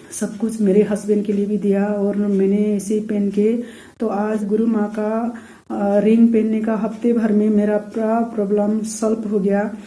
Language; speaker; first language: Hindi; non-native, local second language; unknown